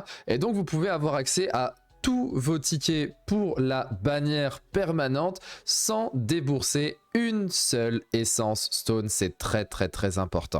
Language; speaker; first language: French; native; French